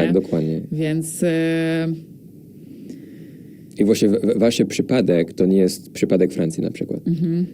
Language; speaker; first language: Polish; non-native, fluent; French